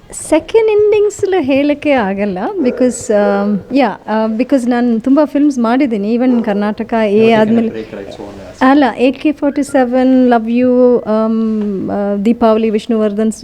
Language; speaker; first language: Kannada; non-native, learner; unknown